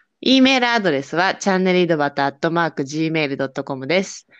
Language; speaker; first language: Japanese; native; Japanese